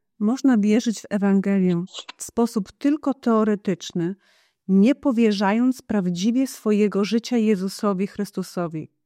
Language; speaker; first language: Polish; non-native, fluent; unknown